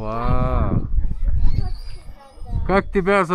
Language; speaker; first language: Russian; non-native, learner; Lithuanian